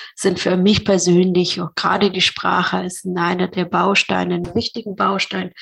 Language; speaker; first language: German; non-native, fluent; Persian